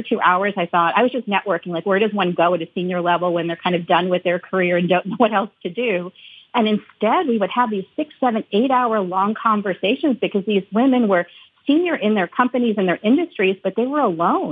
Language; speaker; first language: English; native; English